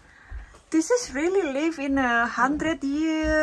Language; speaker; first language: English; non-native, fluent; Indonesian